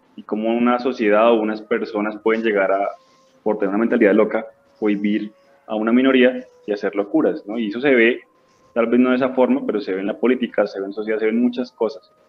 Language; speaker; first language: Spanish; native; Spanish